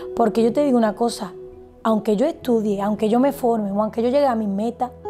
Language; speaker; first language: Spanish; native; Spanish